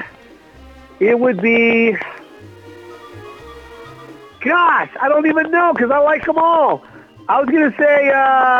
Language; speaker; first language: English; native; English